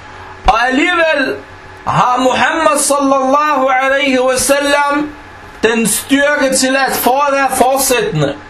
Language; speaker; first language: Danish; non-native, fluent; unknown